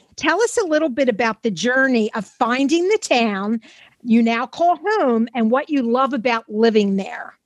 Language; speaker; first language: English; native; English